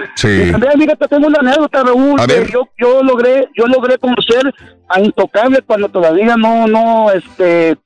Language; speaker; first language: Spanish; early bilingual, heritage; Spanish